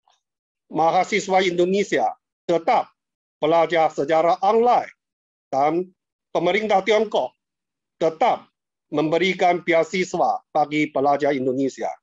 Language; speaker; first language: Indonesian; non-native, fluent; Chinese